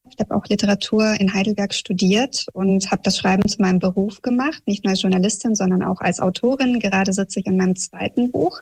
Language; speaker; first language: German; early bilingual, other home language; Russian